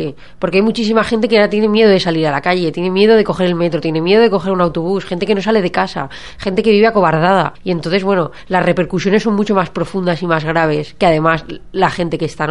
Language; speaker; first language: Spanish; native; Spanish